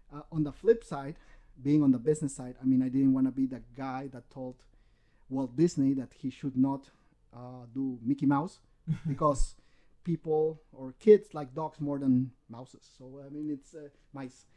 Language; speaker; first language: English; non-native, fluent; Spanish